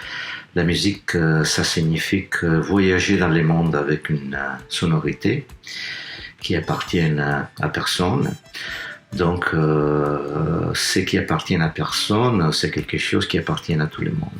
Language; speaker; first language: French; non-native, fluent; Italian